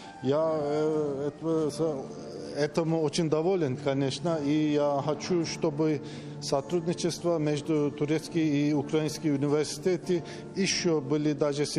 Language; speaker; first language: Russian; non-native, fluent; Turkish